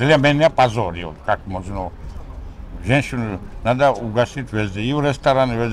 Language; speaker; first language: Russian; non-native, fluent; Georgian